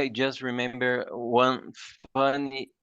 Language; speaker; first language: English; non-native, fluent; Portuguese